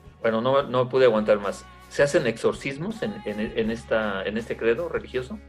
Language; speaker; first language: Spanish; native; Spanish